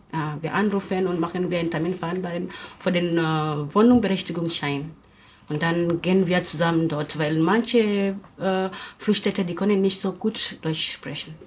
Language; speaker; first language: German; non-native, learner; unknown